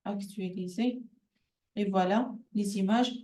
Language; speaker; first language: French; non-native, local second language; Arabic